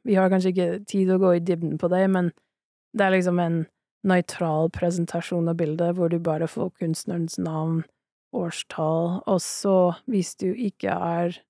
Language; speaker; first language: Norwegian; non-native, fluent; English